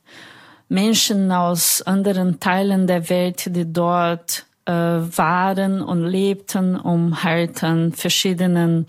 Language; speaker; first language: German; non-native, fluent; Portuguese